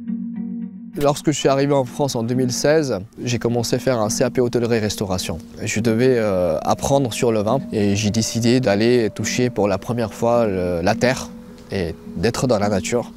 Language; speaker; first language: French; non-native, fluent; Persian